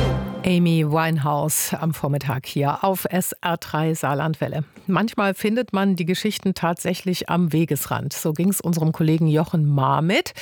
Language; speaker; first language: German; native; German